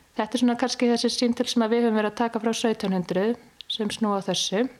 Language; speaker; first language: Icelandic; native; Icelandic